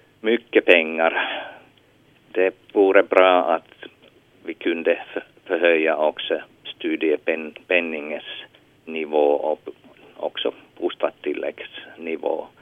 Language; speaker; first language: Swedish; non-native, local second language; Finnish